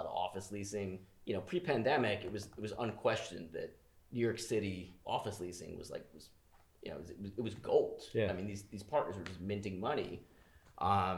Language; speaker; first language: English; native; English